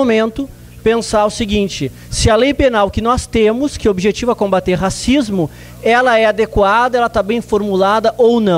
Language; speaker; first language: Portuguese; native; Portuguese